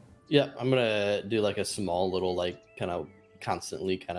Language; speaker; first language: English; native; English